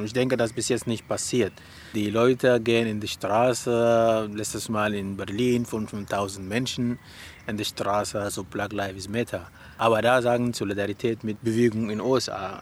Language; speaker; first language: German; non-native, learner; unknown